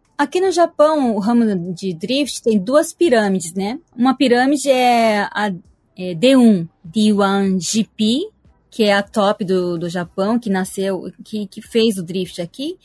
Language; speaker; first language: Portuguese; early bilingual, heritage; Portuguese